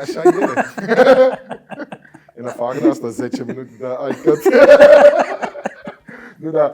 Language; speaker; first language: Romanian; non-native, fluent; Dutch